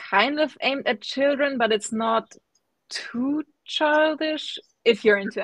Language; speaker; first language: English; non-native, fluent; German